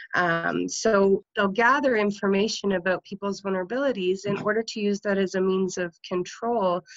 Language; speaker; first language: English; native; English